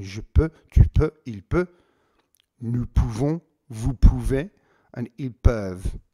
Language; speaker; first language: French; non-native, fluent; English